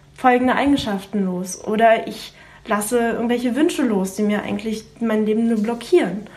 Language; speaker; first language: German; native; German